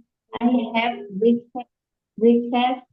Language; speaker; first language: English; non-native, learner; Indonesian